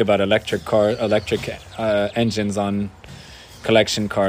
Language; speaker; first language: English; non-native, fluent; French